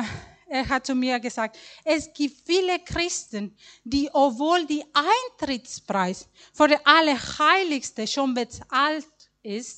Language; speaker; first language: German; non-native, learner; Spanish